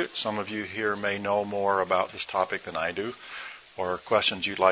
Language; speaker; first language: English; native; English